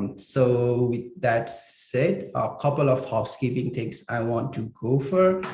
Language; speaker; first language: English; non-native, local second language; Nepali